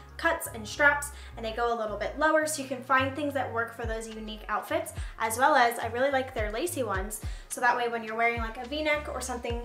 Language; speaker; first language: English; native; English